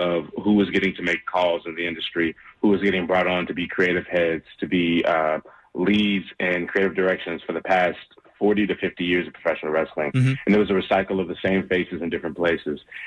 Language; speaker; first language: English; native; English